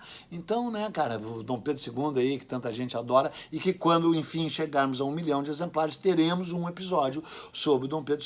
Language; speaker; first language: Portuguese; native; Portuguese